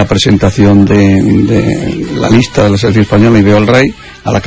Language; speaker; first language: Spanish; native; Spanish